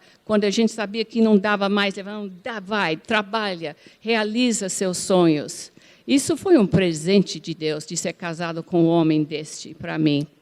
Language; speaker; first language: Portuguese; non-native, fluent; English